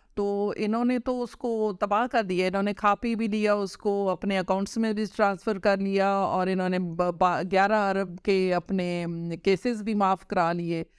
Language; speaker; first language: Urdu; non-native, local second language; Punjabi